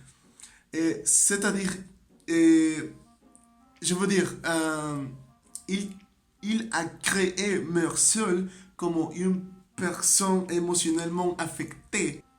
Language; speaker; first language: French; non-native, learner; Spanish